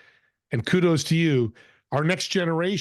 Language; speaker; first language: English; native; English